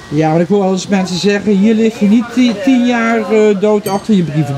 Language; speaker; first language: Dutch; native; Dutch